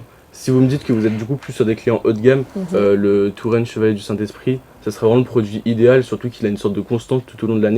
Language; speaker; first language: French; native; French